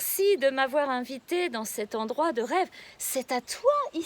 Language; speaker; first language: French; native; French